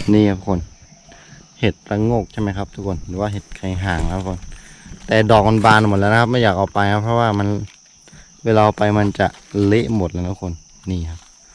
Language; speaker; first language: Thai; non-native, local second language; Karen languages